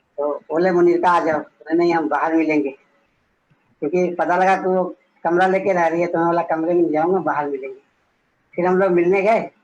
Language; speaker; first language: Hindi; native; Hindi